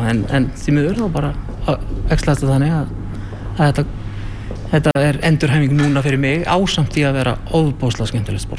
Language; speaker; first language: Icelandic; native; Icelandic